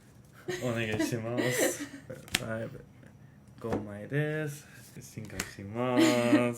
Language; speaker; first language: Japanese; non-native, fluent; English